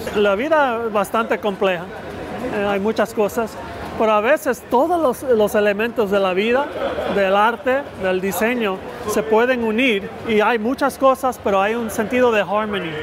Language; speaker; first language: Spanish; early bilingual, heritage; Spanish